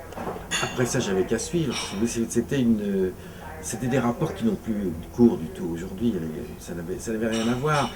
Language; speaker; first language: French; native; French